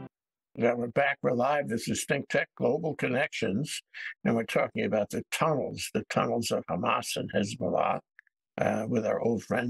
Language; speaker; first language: English; native; English